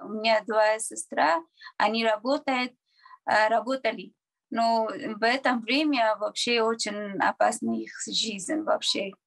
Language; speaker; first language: Russian; non-native, learner; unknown